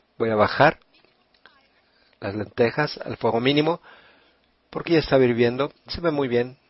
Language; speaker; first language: Spanish; non-native, fluent; Italian